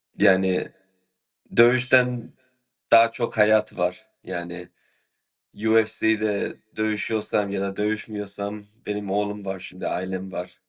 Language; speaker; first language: Turkish; early bilingual, heritage; Turkish